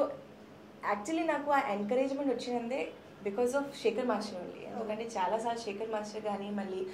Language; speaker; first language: Telugu; non-native, local second language; Hindi